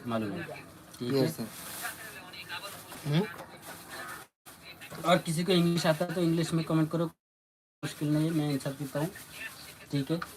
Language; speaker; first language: Hindi; non-native, learner; Bangla